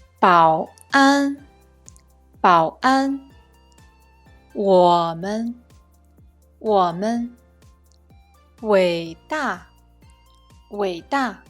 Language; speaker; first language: Chinese; native; Chinese